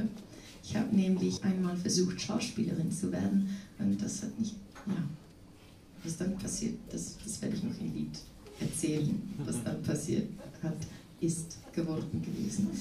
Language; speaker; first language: German; non-native, learner; Dutch